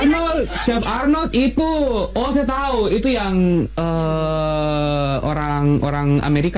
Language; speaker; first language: Indonesian; non-native, fluent; German